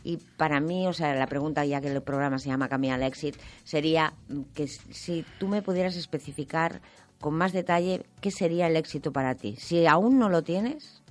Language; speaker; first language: Spanish; non-native, local second language; Catalan